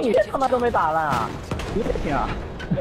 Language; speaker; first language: Chinese; native; Chinese